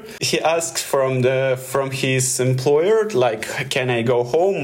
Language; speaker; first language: English; non-native, learner; Russian